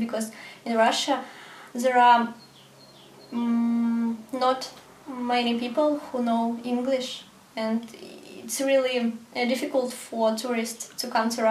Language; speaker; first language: English; non-native, learner; Russian